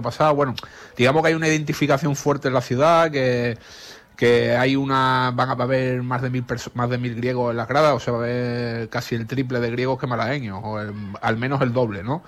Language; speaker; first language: Spanish; native; Spanish